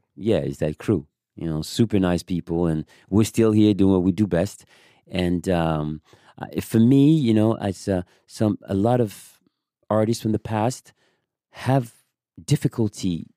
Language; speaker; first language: English; non-native, fluent; French